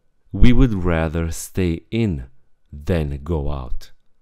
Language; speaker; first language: English; non-native, fluent; Romanian